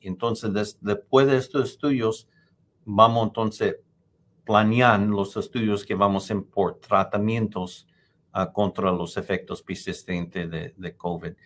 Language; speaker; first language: Spanish; non-native, fluent; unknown